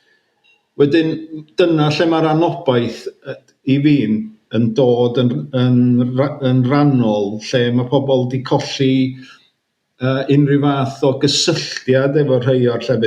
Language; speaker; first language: Welsh; native; Welsh